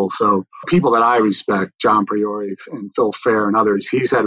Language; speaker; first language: English; native; English